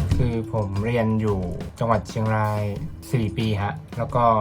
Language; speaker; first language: Thai; native; Thai